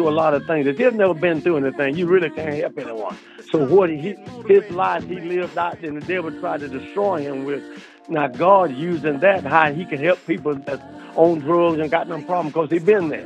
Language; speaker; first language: English; native; English